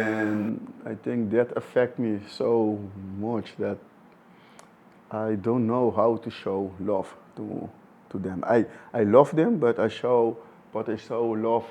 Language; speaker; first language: English; non-native, fluent; Dutch